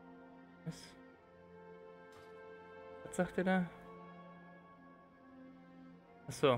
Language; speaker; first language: German; native; German